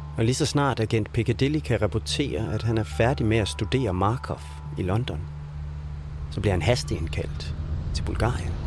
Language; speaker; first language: Danish; native; Danish